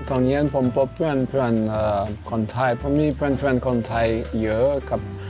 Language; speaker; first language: Thai; non-native, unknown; French